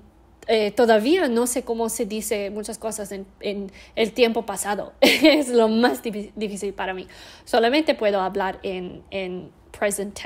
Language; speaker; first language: Spanish; non-native, learner; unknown